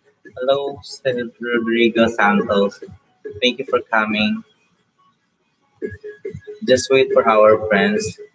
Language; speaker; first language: English; non-native, local second language; Filipino